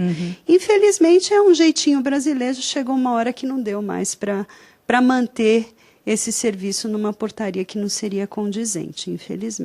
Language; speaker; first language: Portuguese; native; Portuguese